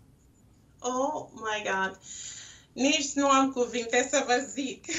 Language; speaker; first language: Romanian; non-native, local second language; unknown